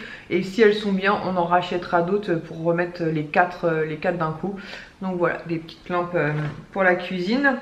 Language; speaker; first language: French; native; French